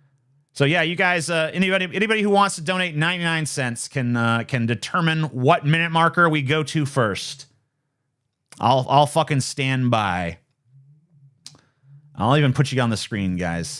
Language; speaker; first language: English; native; English